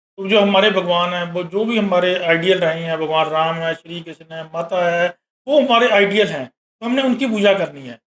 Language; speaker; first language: Hindi; native; Hindi